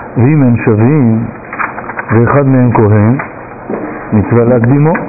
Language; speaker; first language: Hebrew; native; Hebrew